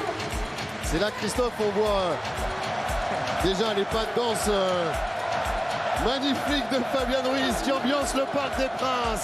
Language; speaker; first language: French; native; French